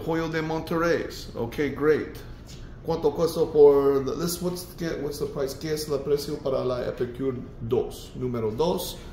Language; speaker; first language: Spanish; non-native, learner; English